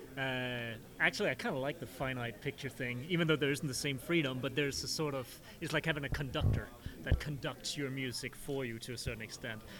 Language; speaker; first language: English; non-native, fluent; Danish